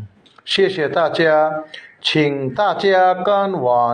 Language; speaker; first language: Chinese; non-native, fluent; Bangla